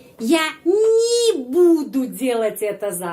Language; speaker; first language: Russian; non-native, fluent; Indonesian